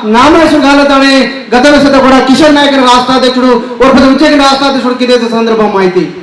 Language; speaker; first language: Telugu; non-native, local second language; Lambadi